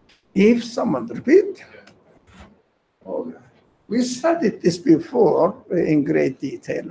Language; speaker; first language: English; non-native, fluent; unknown